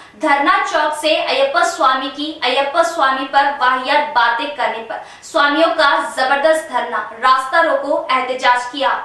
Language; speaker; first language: Urdu; native; Urdu